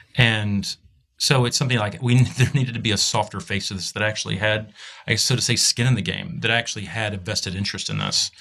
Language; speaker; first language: English; native; English